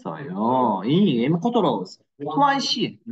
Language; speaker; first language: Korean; non-native, fluent; Kyrgyz